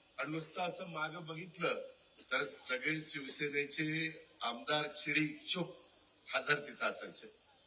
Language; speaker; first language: Marathi; native; Marathi